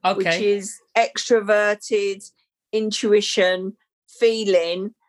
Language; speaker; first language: English; native; English